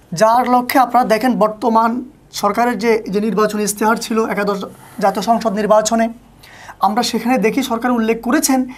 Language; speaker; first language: Bangla; native; Bangla